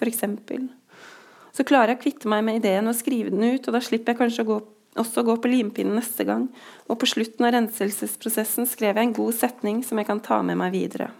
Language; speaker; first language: Norwegian; native; Norwegian